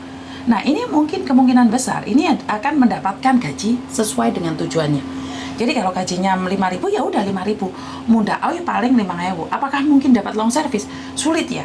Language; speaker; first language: Indonesian; non-native, local second language; Javanese